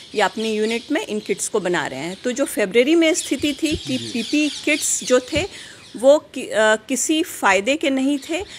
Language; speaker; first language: Hindi; native; Hindi